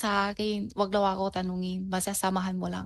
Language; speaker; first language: Filipino; non-native, learner; Chinese